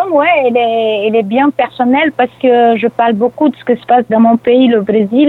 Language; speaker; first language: French; non-native, fluent; Portuguese